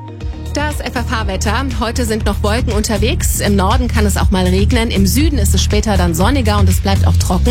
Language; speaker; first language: German; native; German